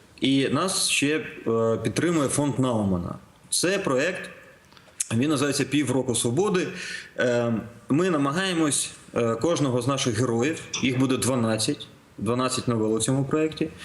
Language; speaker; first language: Ukrainian; non-native, local second language; Russian